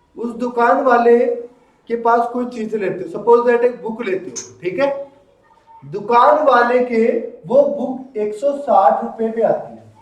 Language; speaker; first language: Hindi; native; Hindi